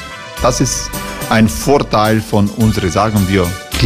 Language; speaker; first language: German; non-native, fluent; Croatian